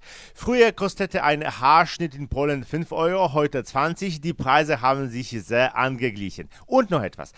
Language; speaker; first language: German; non-native, fluent; Polish